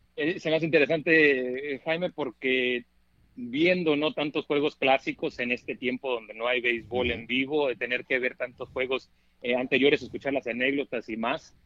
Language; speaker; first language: Spanish; early bilingual, heritage; Spanish